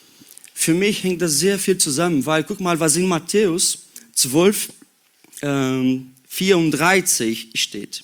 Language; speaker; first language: German; non-native, learner; Portuguese